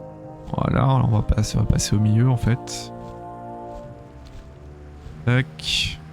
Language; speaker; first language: French; native; French